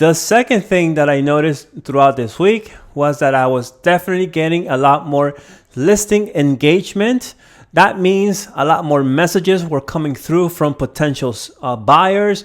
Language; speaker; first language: English; native; English